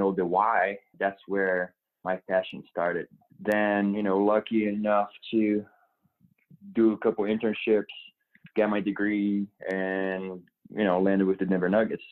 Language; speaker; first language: English; non-native, fluent; Portuguese